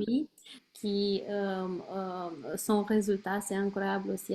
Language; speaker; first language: French; non-native, learner; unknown